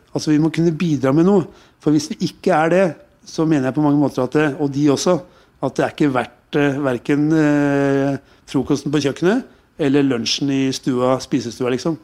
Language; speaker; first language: Norwegian; native; Norwegian